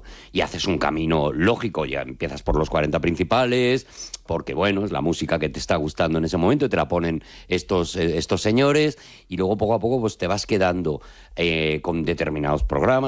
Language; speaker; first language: Spanish; native; Spanish